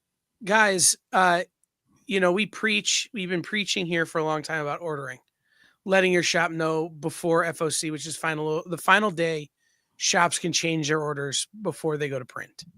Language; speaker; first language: English; native; English